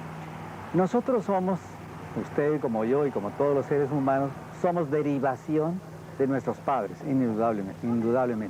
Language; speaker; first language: Spanish; native; Spanish